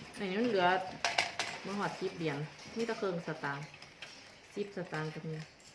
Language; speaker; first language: Thai; native; Thai